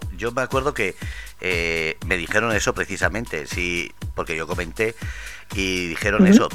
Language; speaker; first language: Spanish; native; Spanish